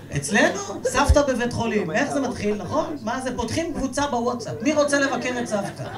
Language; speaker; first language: Hebrew; native; Hebrew